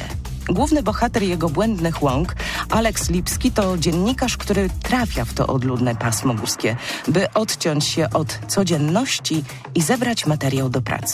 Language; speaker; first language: Polish; native; Polish